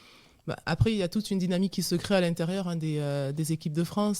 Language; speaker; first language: French; native; French